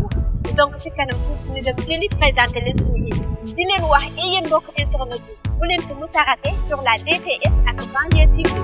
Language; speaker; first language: French; non-native, local second language; Wolof